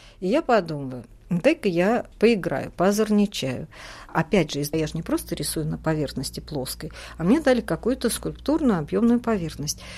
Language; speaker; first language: Russian; native; Russian